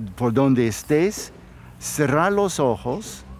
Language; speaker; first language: Spanish; non-native, fluent; English